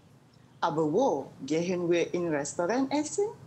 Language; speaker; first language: German; non-native, learner; Malay